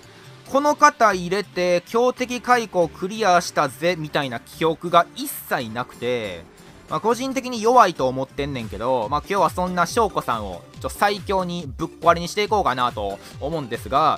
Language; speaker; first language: Japanese; native; Japanese